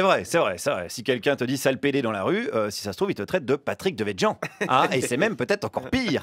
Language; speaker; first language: French; native; French